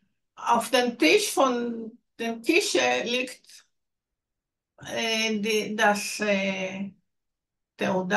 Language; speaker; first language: German; non-native, learner; Hebrew